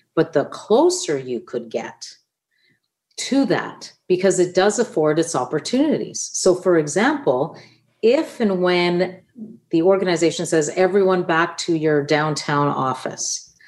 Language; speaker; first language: English; non-native, fluent; Italian